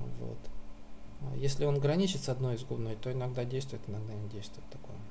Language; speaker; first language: Russian; native; Russian